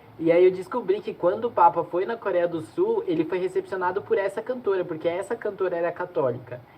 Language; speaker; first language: Portuguese; native; Portuguese